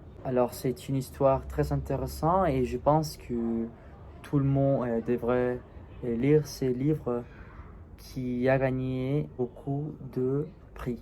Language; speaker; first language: French; non-native, learner; Spanish